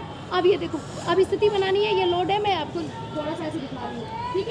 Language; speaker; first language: Hindi; native; Hindi